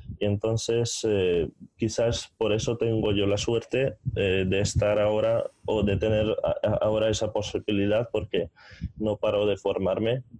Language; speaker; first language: Spanish; non-native, fluent; Hungarian